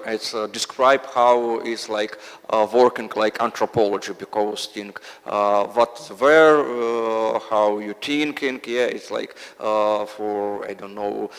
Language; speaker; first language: English; non-native, learner; Russian